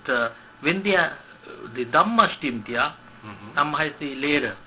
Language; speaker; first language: German; non-native, learner; Sinhala